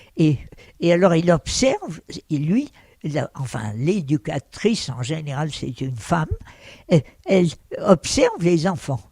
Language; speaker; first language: French; early bilingual, other home language; Russian